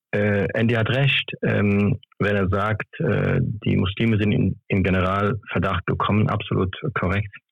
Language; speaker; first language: German; early bilingual, other home language; Turkish